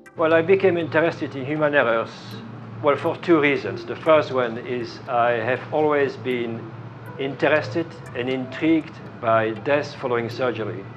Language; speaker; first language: English; non-native, fluent; French